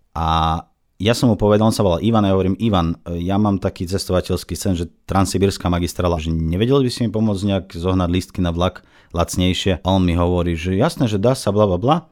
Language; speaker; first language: Slovak; non-native, fluent; Russian